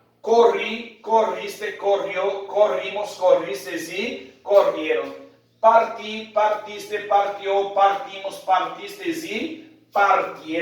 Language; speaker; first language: Spanish; non-native, fluent; Portuguese